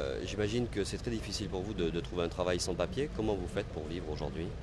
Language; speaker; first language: French; native; French